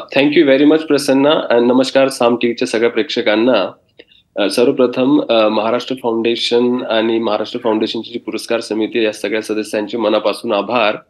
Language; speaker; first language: Marathi; non-native, local second language; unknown